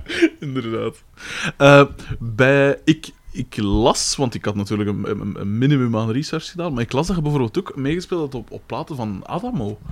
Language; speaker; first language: Dutch; native; Dutch